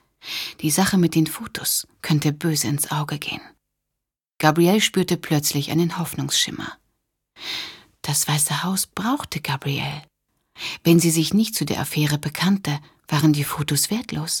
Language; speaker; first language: German; native; German